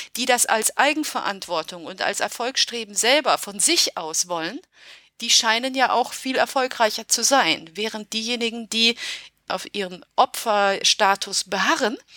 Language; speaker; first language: German; early bilingual, other home language; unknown